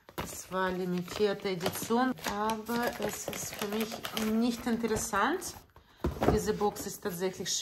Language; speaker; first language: German; non-native, learner; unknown